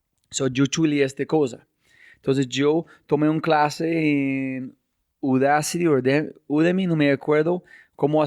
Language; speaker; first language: Spanish; non-native, fluent; English